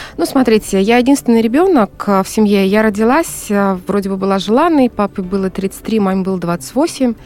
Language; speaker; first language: Russian; native; Russian